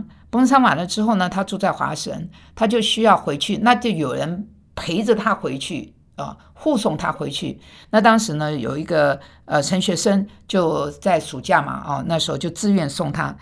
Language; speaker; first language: Chinese; non-native, fluent; Korean